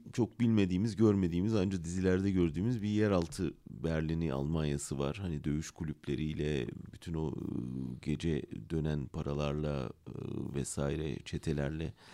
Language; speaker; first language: Turkish; native; Turkish